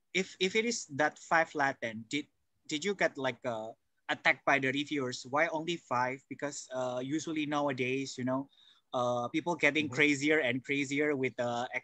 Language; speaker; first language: English; non-native, fluent; Indonesian